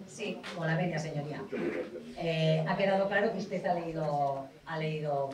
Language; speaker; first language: Spanish; native; Spanish